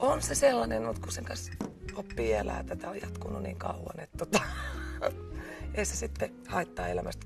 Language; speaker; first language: Finnish; native; Finnish